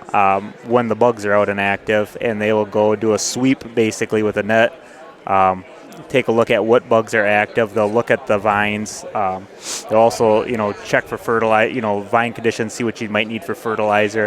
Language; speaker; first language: English; native; English